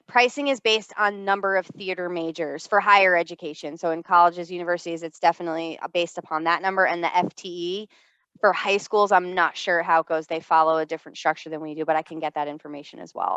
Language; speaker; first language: English; native; English